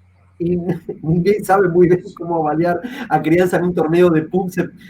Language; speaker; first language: Portuguese; non-native, fluent; Spanish